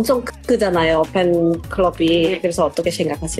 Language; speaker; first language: Korean; non-native, local second language; Indonesian